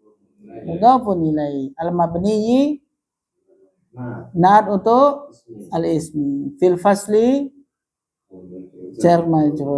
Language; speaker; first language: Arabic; non-native, fluent; Indonesian